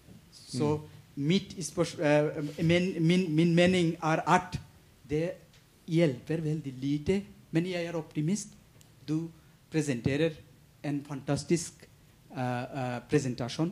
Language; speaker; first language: Norwegian; non-native, learner; Bangla